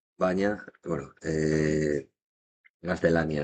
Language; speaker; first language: Basque; non-native, learner; Spanish